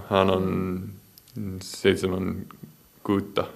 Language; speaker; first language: Finnish; non-native, learner; English